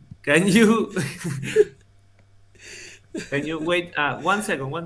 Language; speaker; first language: English; non-native, learner; Spanish